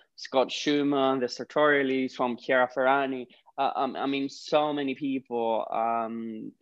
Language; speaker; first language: English; non-native, fluent; Greek